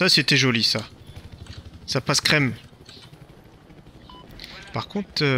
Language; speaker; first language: French; native; French